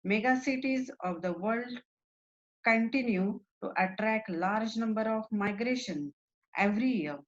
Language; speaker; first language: English; non-native, local second language; Marathi